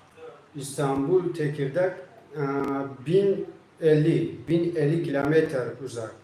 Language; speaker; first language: Turkish; non-native, learner; Tajik